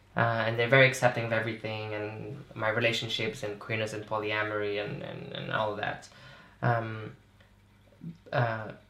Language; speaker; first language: English; non-native, fluent; Portuguese